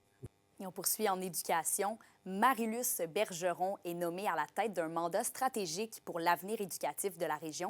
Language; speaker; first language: French; native; French